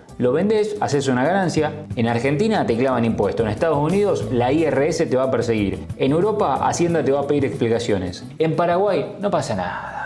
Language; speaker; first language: Spanish; native; Spanish